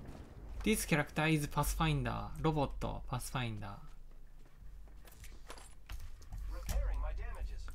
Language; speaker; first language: English; non-native, learner; Japanese